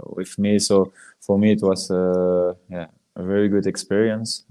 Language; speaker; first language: English; non-native, learner; French